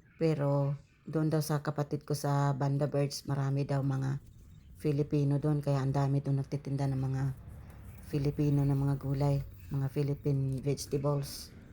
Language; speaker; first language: Filipino; non-native, local second language; Cebuano